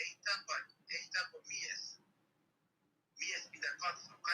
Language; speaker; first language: Finnish; non-native, learner; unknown